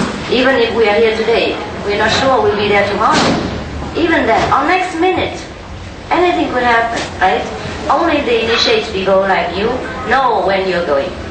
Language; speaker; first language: English; non-native, fluent; Vietnamese